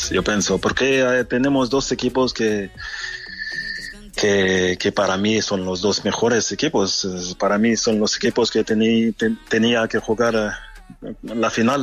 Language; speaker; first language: Spanish; non-native, fluent; French